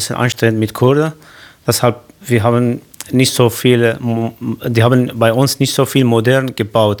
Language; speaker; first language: German; non-native, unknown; Kurdish